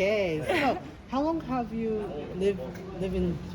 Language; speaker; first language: English; non-native, learner; Japanese